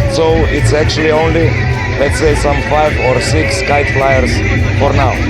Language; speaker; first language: English; non-native, fluent; Slovenian